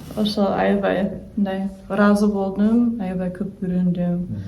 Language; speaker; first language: Kyrgyz; non-native, learner; English